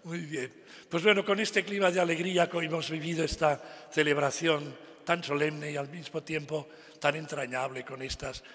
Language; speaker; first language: Spanish; non-native, local second language; Catalan